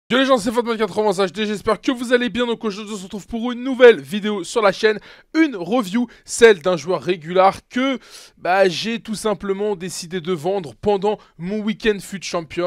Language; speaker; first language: French; native; French